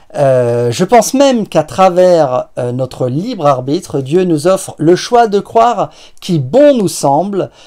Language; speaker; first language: French; native; French